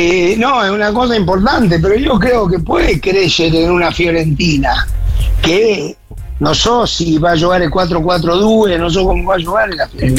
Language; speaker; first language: Italian; non-native, fluent; Spanish